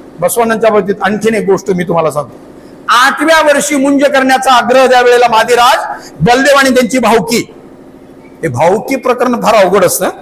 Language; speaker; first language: Marathi; non-native, local second language; Kannada